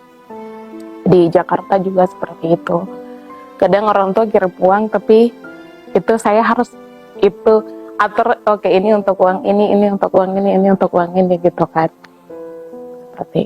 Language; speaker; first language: Indonesian; non-native, local second language; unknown